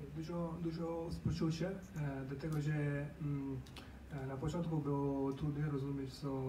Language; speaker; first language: Polish; non-native, learner; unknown